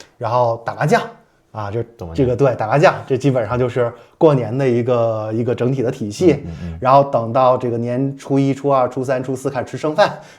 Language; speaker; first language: Chinese; native; Chinese